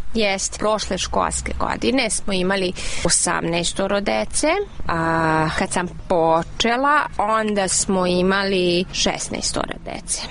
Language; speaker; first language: Serbian; non-native, local second language; Hungarian